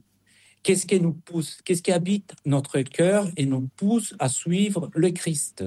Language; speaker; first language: French; non-native, fluent; Spanish